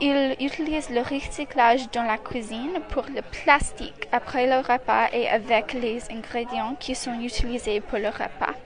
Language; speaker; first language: French; non-native, learner; English